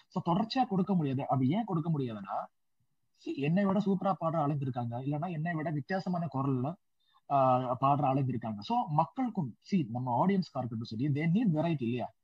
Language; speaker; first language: Tamil; non-native, local second language; Malayalam